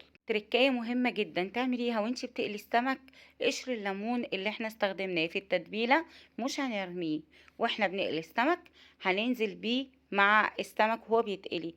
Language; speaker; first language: Arabic; native; Arabic